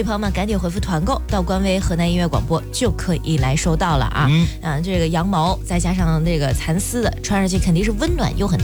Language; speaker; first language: Chinese; native; Chinese